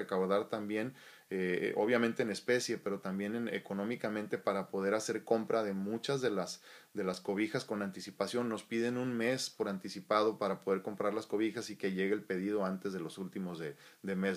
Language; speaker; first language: Spanish; native; Spanish